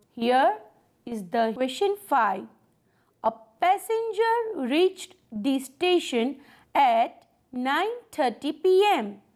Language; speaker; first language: English; non-native, local second language; Gujarati